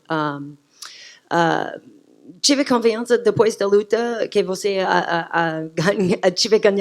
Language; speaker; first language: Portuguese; non-native, learner; English